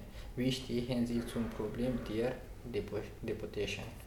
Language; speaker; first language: German; non-native, learner; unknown